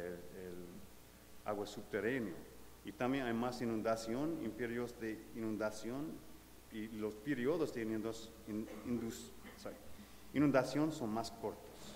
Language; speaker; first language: Spanish; non-native, fluent; English